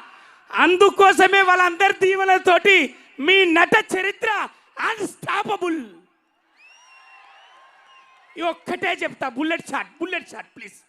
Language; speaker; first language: Telugu; native; Telugu